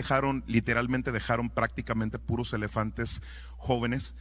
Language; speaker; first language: Spanish; native; Spanish